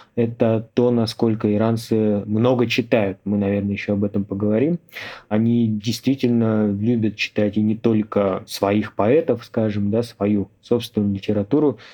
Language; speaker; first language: Russian; native; Russian